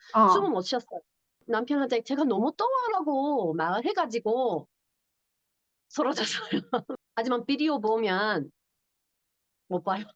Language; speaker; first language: Korean; non-native, learner; English